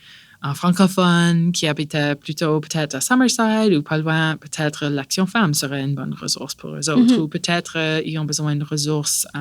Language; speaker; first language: French; non-native, local second language; English